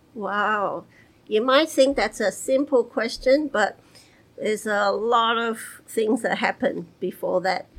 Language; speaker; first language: English; early bilingual, other home language; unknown